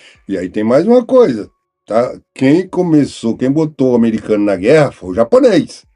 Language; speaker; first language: Portuguese; native; Portuguese